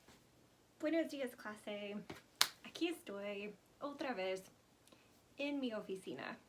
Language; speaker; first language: Spanish; non-native, fluent; English